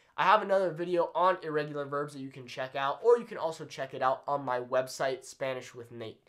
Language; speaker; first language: English; native; English